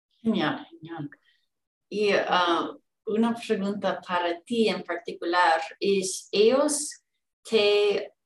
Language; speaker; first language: Spanish; non-native, fluent; English